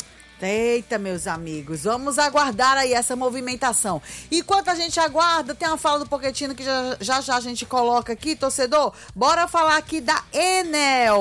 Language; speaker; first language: Portuguese; native; Portuguese